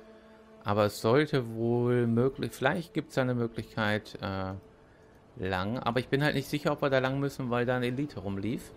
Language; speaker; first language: German; native; German